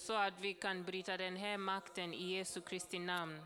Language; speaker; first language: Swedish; non-native, learner; Swahili